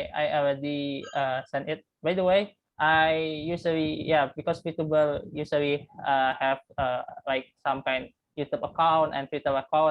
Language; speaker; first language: English; non-native, learner; Indonesian